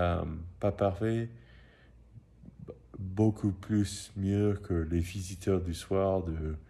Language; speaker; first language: French; non-native, learner; English